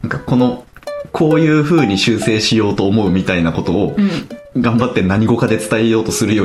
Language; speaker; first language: Japanese; native; Japanese